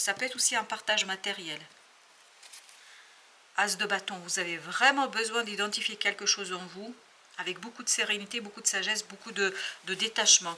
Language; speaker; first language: French; native; French